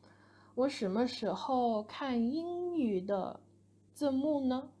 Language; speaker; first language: Chinese; non-native, fluent; English